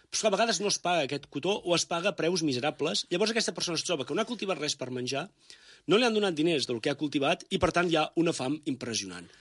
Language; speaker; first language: Catalan; native; Catalan